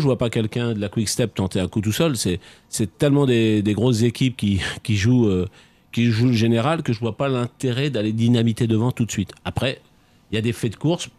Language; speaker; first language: French; native; French